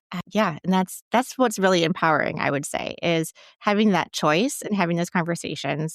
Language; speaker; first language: English; native; English